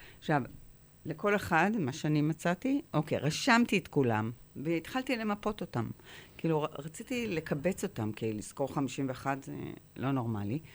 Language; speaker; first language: Hebrew; native; Hebrew